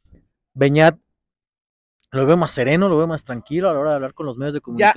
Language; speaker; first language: Spanish; native; Spanish